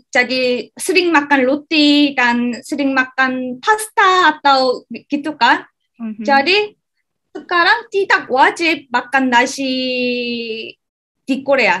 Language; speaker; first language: Indonesian; non-native, learner; Korean